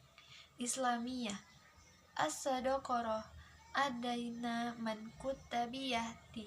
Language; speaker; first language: Arabic; non-native, learner; Indonesian